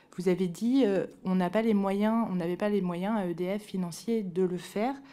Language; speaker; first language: French; native; French